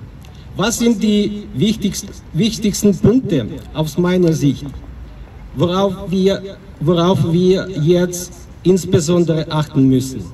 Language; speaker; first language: German; non-native, fluent; Ukrainian